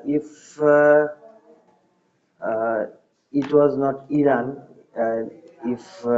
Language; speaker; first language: English; non-native, learner; Bangla